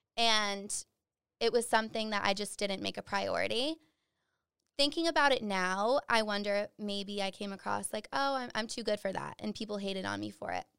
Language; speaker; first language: English; native; English